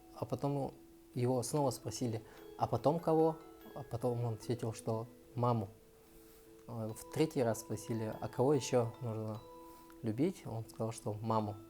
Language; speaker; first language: Russian; early bilingual, other home language; Tajik